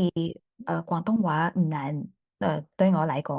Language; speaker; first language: Chinese; non-native, learner; English